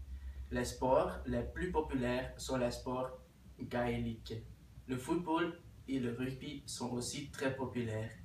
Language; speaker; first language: French; non-native, learner; Dutch